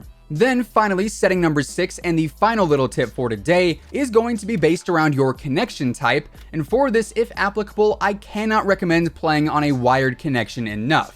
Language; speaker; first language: English; native; English